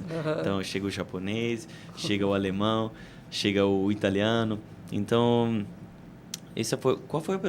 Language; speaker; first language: Portuguese; non-native, fluent; Italian